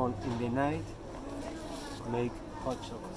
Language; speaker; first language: English; non-native, learner; Spanish